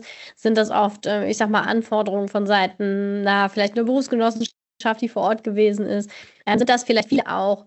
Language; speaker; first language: German; native; German